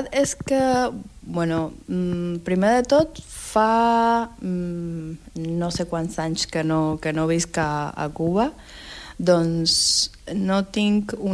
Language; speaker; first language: Catalan; non-native, fluent; Spanish